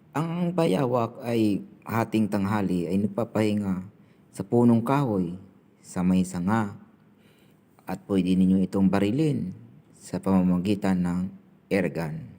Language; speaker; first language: Filipino; non-native, local second language; Cebuano